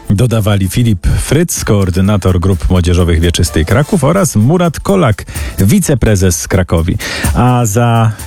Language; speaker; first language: Polish; native; Polish